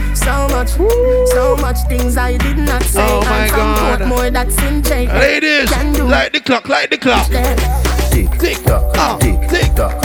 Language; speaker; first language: English; non-native, local second language; Jamaican Creole English